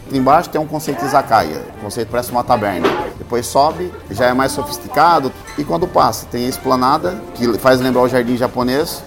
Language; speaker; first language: Portuguese; native; Portuguese